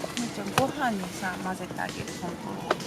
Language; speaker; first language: Japanese; native; Japanese